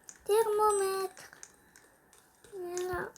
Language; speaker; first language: French; native; French